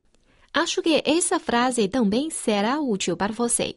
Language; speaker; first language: Portuguese; non-native, fluent; Chinese